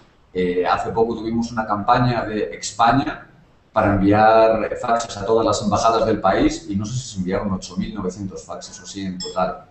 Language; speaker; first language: Spanish; native; Spanish